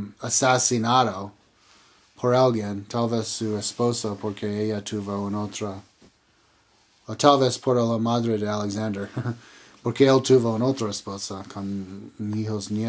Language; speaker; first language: Spanish; non-native, learner; English